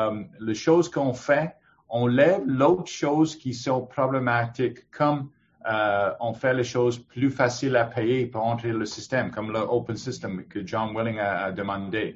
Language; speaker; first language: French; non-native, learner; English